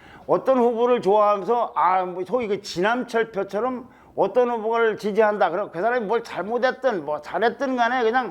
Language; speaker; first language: Korean; native; Korean